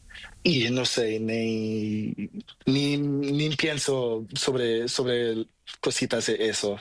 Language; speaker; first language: Spanish; non-native, learner; Portuguese